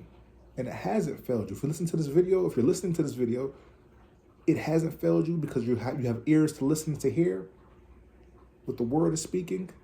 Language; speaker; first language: English; native; English